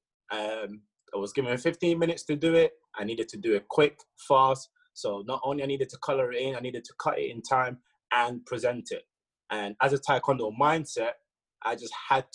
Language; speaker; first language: English; early bilingual, other home language; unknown